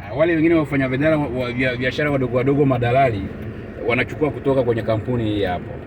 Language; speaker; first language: Swahili; native; Swahili